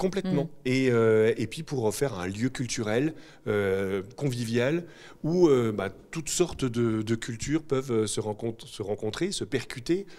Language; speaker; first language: French; native; French